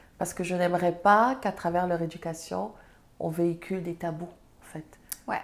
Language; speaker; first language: French; non-native, local second language; Serer